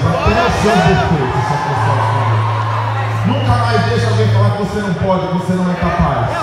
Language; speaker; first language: Portuguese; native; Portuguese